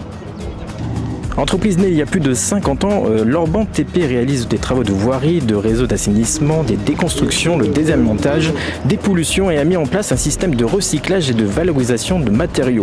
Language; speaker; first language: French; native; French